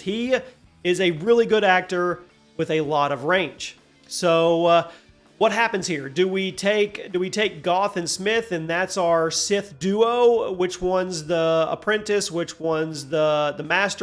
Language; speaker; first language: English; native; English